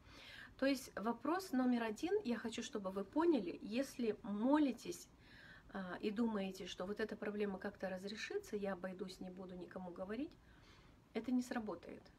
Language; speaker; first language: Russian; native; Russian